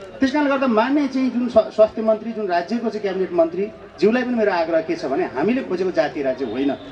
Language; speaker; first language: Nepali; native; Nepali